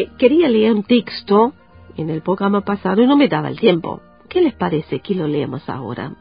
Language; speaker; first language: Spanish; non-native, fluent; German